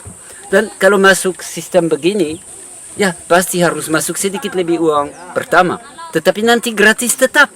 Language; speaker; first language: Indonesian; non-native, learner; French